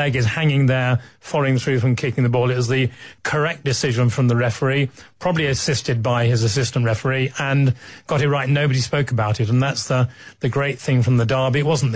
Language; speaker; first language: English; native; English